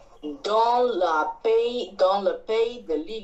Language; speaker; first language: French; non-native, learner; Chinese